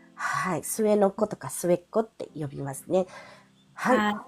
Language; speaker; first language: Japanese; non-native, fluent; Filipino